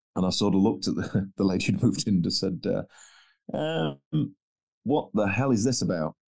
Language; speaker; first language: English; native; English